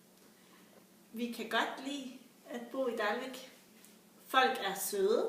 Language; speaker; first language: Danish; native; Danish